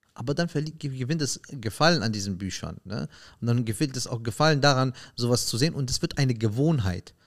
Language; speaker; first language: German; early bilingual, other home language; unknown